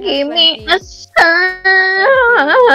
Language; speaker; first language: English; non-native, learner; Indonesian